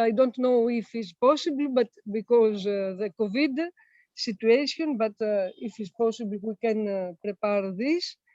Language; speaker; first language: English; non-native, learner; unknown